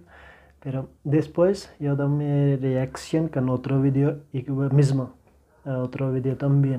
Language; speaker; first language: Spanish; non-native, learner; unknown